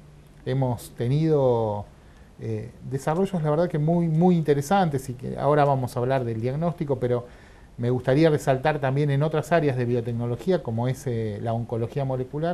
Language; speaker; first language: Spanish; native; Spanish